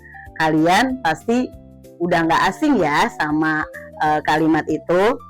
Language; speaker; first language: Indonesian; native; Indonesian